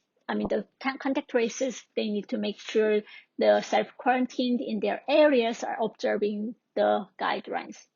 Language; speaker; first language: English; non-native, fluent; Korean